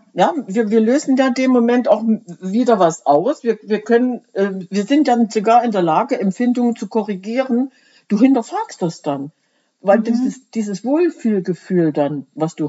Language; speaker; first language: German; native; German